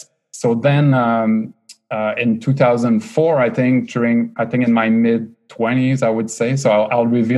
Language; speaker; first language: English; non-native, fluent; French